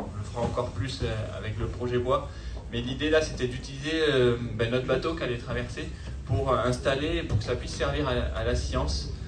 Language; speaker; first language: French; native; French